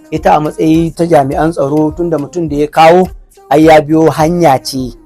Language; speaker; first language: Hausa; non-native, local second language; Fula